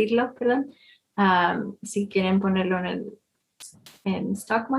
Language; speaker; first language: Spanish; early bilingual, heritage; Spanish